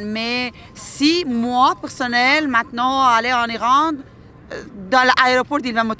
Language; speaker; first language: French; non-native, learner; Persian